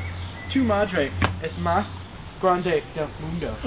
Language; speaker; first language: Spanish; non-native, learner; English